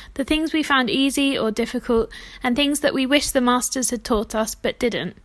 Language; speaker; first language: English; native; English